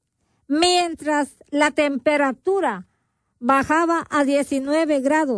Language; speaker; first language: Spanish; native; Spanish